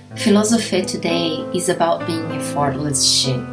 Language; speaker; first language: English; non-native, fluent; Portuguese